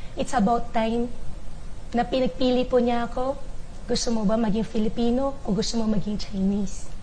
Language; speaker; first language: Filipino; non-native, local second language; Chinese